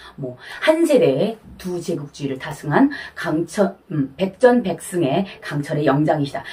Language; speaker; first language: Korean; native; Korean